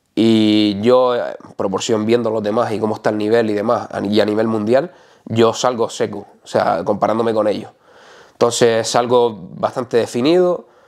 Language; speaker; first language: Spanish; native; Spanish